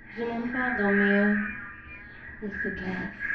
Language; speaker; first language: French; non-native, learner; English